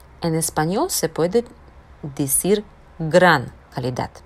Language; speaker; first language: Spanish; non-native, fluent; Russian